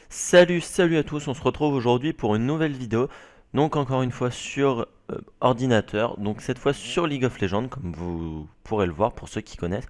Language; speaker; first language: French; native; French